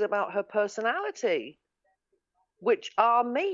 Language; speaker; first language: English; native; English